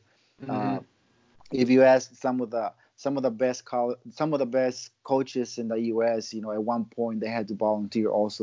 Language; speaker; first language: English; non-native, fluent; Spanish